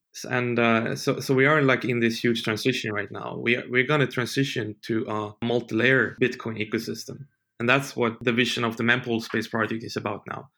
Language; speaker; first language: English; non-native, fluent; Swedish